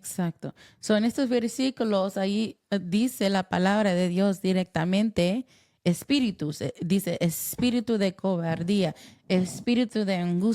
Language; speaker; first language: Spanish; early bilingual, heritage; Spanish